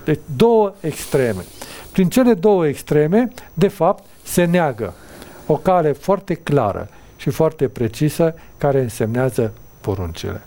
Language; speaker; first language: Romanian; native; Romanian